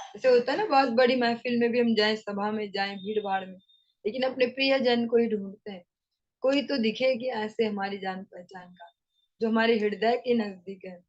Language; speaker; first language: Hindi; non-native, local second language; Bangla